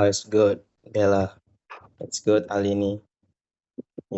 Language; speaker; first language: English; non-native, learner; Indonesian